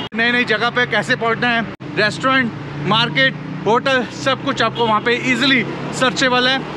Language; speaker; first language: Hindi; native; Hindi